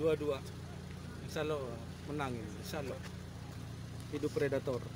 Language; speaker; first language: Indonesian; non-native, local second language; Madurese